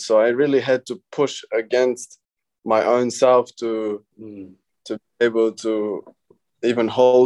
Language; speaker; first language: English; early bilingual, other home language; Romanian